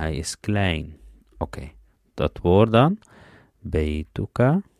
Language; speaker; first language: Dutch; early bilingual, other home language; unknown